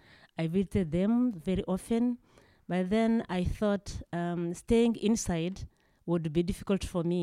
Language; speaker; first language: English; non-native, local second language; Kinyarwanda